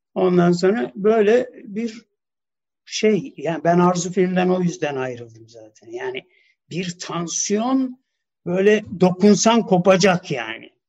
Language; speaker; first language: Turkish; early bilingual, heritage; Turkish